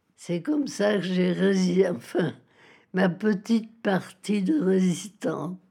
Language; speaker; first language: French; native; French